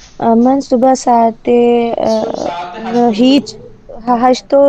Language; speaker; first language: Persian; non-native, learner; Urdu